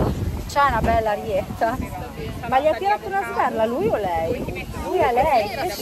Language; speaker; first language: Italian; native; Italian